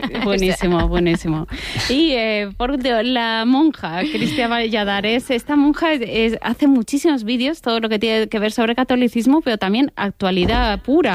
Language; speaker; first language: Spanish; native; Spanish